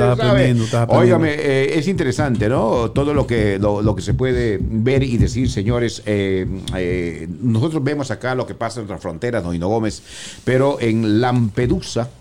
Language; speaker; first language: Spanish; native; Spanish